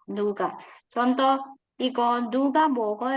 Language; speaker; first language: Korean; non-native, fluent; Indonesian